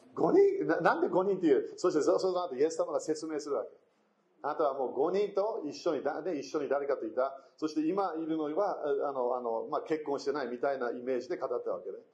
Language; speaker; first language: Japanese; non-native, fluent; English